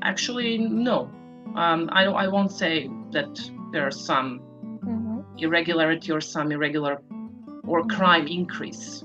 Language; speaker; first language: English; non-native, fluent; Serbian